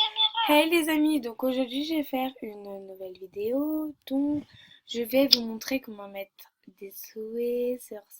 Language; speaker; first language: French; native; French